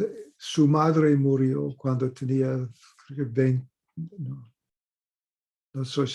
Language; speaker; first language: Spanish; non-native, fluent; English